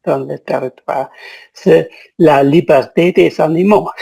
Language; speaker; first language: French; non-native, learner; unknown